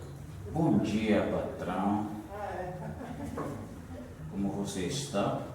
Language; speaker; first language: Portuguese; non-native, fluent; Haitian Creole